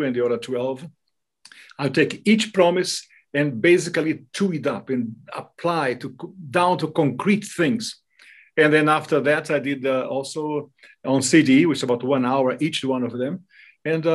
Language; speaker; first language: English; non-native, fluent; Portuguese